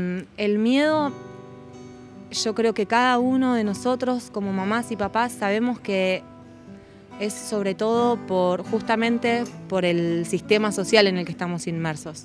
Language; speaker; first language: Spanish; native; Spanish